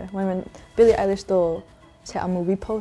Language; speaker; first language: Korean; non-native, learner; English